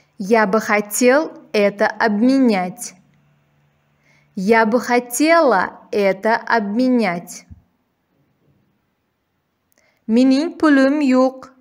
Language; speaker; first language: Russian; non-native, local second language; Uzbek